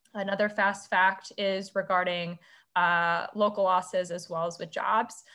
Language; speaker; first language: English; native; English